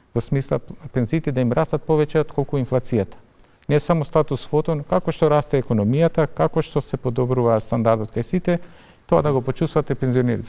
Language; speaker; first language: Macedonian; non-native, local second language; Albanian